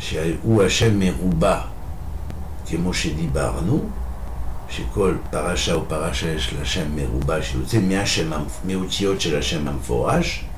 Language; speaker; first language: Hebrew; non-native, fluent; French